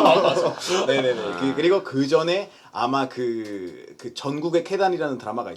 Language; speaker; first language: Korean; non-native, fluent; Spanish